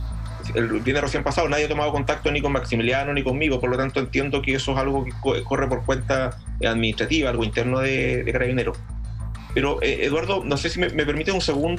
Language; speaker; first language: Spanish; native; Spanish